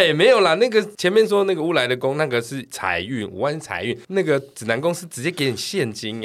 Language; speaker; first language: Chinese; native; Chinese